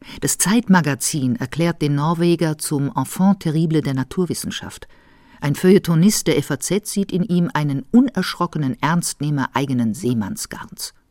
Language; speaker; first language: German; native; German